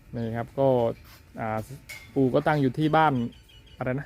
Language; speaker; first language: Thai; non-native, local second language; Northern Khmer